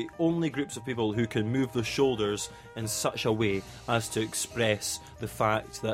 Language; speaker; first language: English; native; English